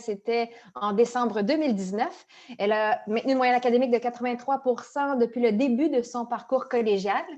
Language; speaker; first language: French; native; French